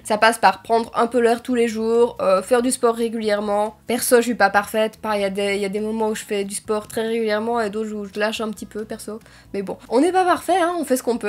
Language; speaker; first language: French; native; French